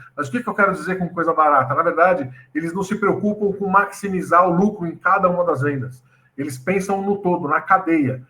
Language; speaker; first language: Portuguese; native; Portuguese